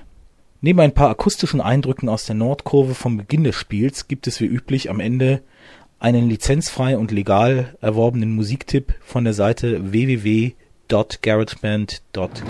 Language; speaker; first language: German; native; German